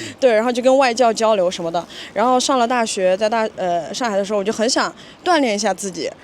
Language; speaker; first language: Chinese; native; Chinese